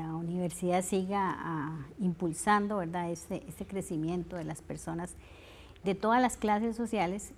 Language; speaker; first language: Spanish; native; Spanish